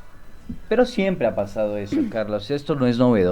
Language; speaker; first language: Spanish; native; Spanish